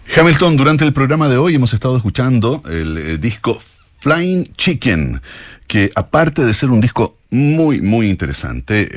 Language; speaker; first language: Spanish; native; Spanish